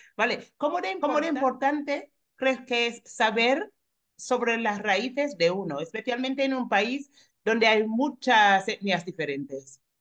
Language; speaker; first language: Spanish; non-native, fluent; English